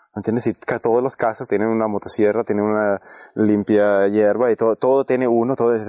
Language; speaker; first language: Spanish; non-native, fluent; Swedish